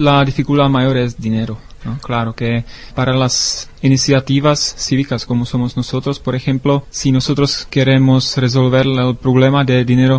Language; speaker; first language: Spanish; non-native, learner; Czech